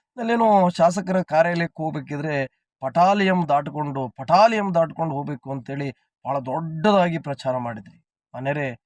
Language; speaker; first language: Kannada; native; Kannada